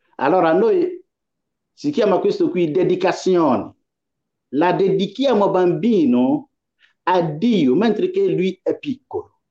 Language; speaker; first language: Italian; non-native, fluent; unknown